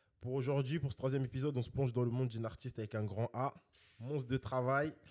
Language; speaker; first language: French; native; French